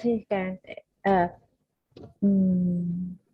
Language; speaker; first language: English; non-native, learner; Spanish